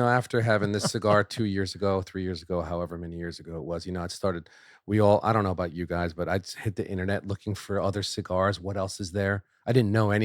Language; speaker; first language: English; native; English